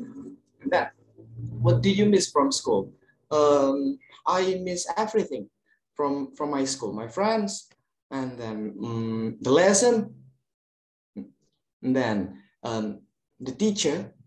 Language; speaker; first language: English; non-native, fluent; Indonesian